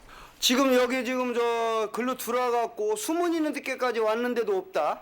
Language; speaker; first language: Korean; native; Korean